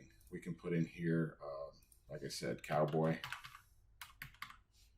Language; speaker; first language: English; native; English